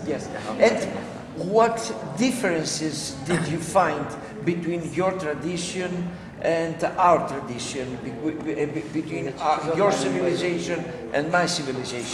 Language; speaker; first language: English; non-native, fluent; Greek